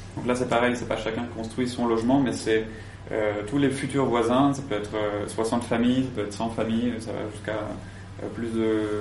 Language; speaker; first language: French; native; French